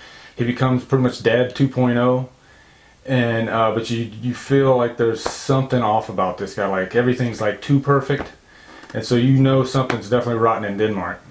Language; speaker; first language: English; native; English